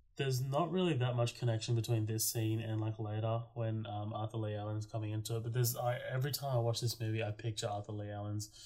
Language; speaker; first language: English; native; English